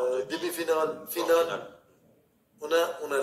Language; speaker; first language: French; non-native, learner; Arabic